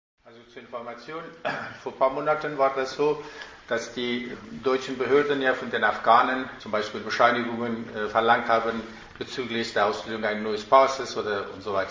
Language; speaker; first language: German; non-native, fluent; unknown